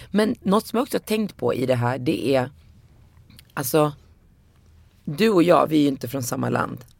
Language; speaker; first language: Swedish; early bilingual, other home language; Arabic